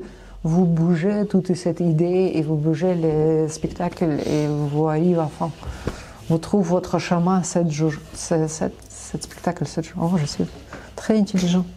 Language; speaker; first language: French; non-native, learner; Russian